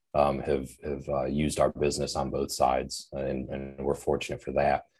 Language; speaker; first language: English; native; English